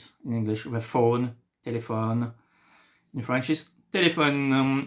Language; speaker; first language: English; non-native, fluent; French